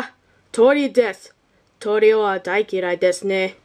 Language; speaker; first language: Japanese; non-native, learner; English